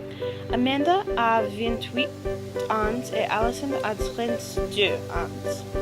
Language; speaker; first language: French; non-native, learner; English